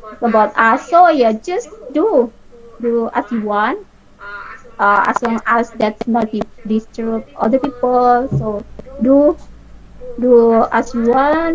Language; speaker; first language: English; non-native, learner; Indonesian